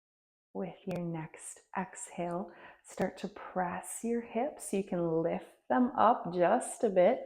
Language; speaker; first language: English; native; English